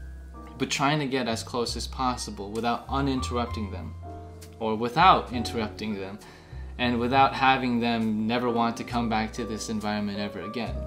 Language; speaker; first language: English; native; English